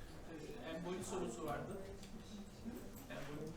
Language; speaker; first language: Turkish; native; Turkish